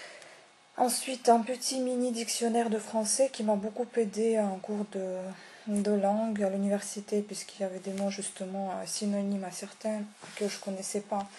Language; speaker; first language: French; non-native, fluent; Russian